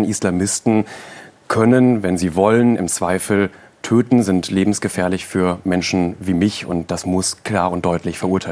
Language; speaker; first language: German; native; German